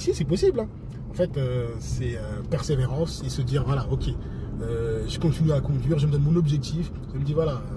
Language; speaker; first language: French; native; French